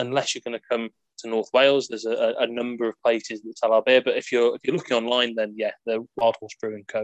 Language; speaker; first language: English; native; English